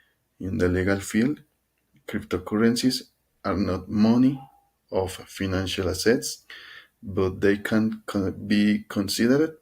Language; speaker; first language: English; non-native, learner; Spanish